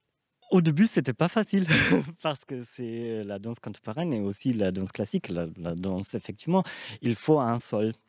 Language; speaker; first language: French; non-native, fluent; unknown